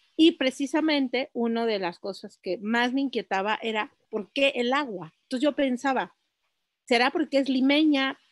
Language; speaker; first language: Spanish; native; Spanish